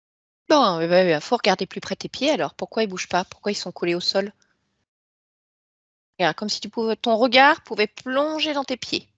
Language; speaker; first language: French; native; French